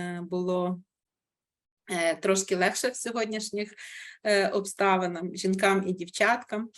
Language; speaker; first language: Ukrainian; native; Ukrainian